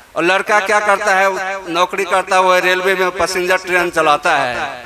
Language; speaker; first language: Hindi; native; Hindi